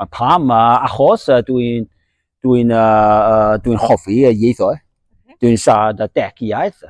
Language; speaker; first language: Welsh; non-native, learner; Cantonese